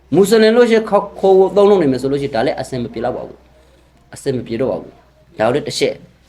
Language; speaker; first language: Burmese; non-native, local second language; Rohingya